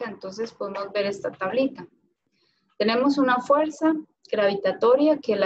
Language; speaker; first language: Spanish; native; Spanish